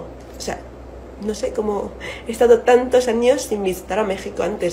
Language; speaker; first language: Spanish; non-native, fluent; Italian